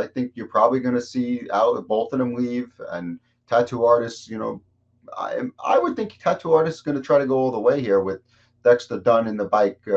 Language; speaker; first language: English; native; English